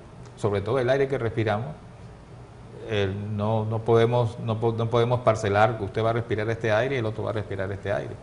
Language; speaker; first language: Spanish; native; Spanish